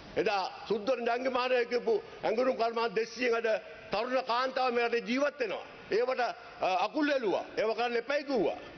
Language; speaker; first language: Sinhala; native; Sinhala